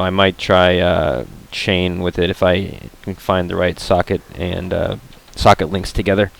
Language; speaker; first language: English; native; English